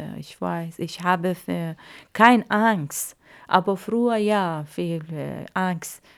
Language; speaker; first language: German; non-native, learner; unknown